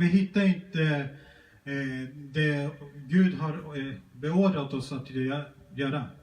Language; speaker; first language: Swedish; early bilingual, other home language; Spanish